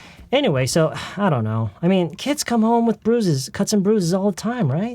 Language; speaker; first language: English; non-native, fluent; Korean